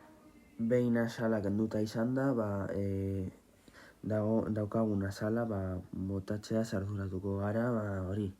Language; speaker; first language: Basque; non-native, local second language; Spanish